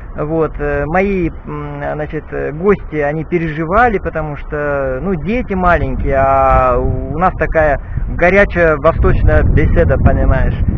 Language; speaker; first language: Russian; native; Russian